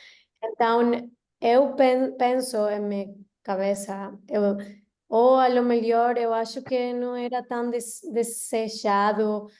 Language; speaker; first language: Portuguese; non-native, learner; Spanish